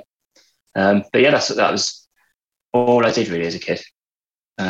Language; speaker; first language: English; native; English